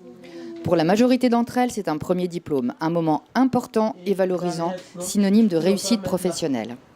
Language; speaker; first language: French; native; French